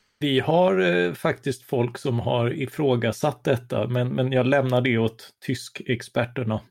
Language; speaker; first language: Swedish; native; Swedish